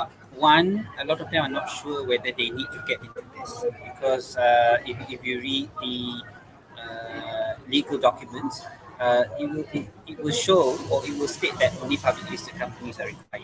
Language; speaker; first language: English; non-native, local second language; Malay